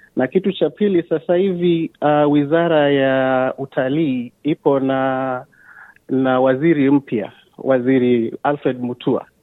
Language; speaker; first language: Swahili; native; Swahili